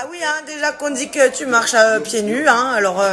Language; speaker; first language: French; native; French